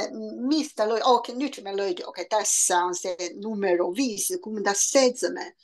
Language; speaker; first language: Finnish; non-native, learner; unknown